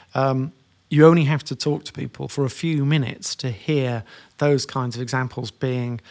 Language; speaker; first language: English; native; English